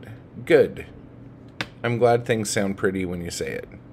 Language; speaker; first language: English; native; English